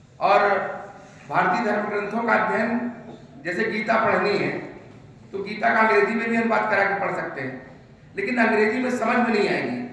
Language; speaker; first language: Hindi; native; Hindi